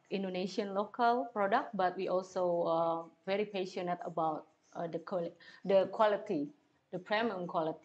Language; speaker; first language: English; non-native, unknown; Indonesian